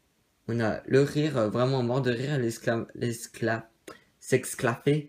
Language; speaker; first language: French; native; French